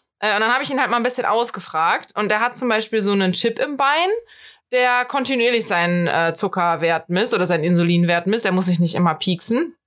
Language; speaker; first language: German; native; German